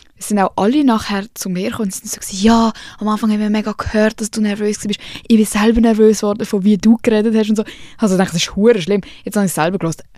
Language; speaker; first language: German; early bilingual, other home language; Swiss German